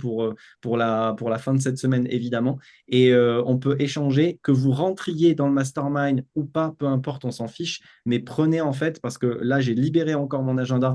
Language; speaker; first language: French; native; French